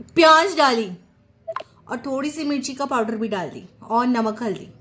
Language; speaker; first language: Hindi; non-native, local second language; Bangla